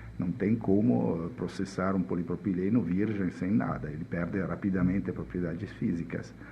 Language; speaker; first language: Portuguese; non-native, fluent; Italian